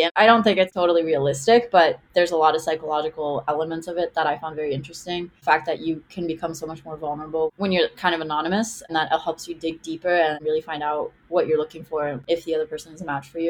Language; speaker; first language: English; non-native, fluent; Hebrew